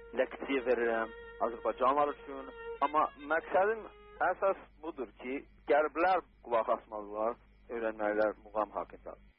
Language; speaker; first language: Azerbaijani; non-native, learner; English